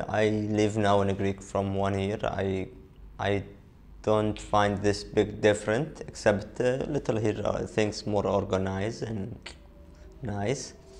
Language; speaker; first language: English; non-native, learner; Arabic